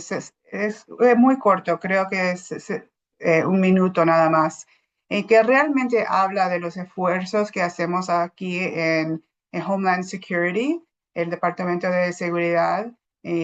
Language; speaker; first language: Spanish; non-native, fluent; English